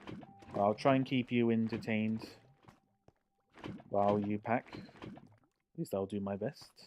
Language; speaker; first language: English; native; English